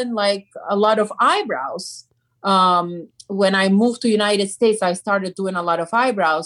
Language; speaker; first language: English; non-native, fluent; Turkish